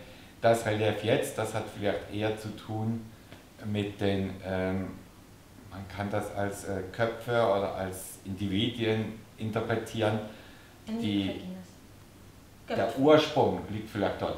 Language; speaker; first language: German; native; German